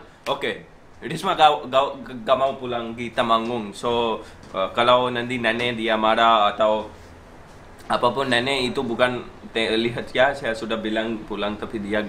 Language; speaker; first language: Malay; non-native, learner; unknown